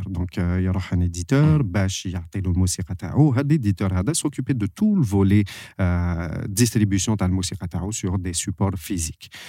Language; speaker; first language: French; non-native, local second language; Arabic